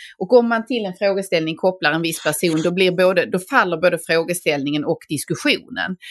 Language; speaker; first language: Swedish; native; Swedish